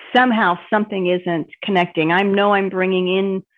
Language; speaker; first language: English; native; English